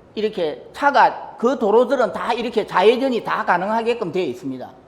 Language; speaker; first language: Korean; native; Korean